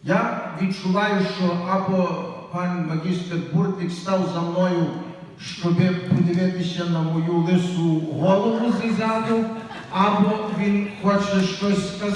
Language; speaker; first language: Ukrainian; native; Ukrainian